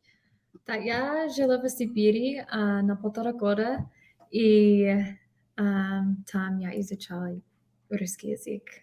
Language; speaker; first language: Russian; non-native, learner; English